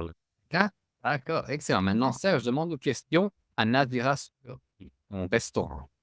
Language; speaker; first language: French; non-native, fluent; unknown